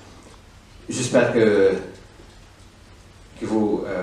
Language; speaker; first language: French; non-native, fluent; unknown